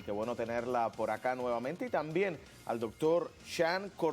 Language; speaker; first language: Spanish; native; Spanish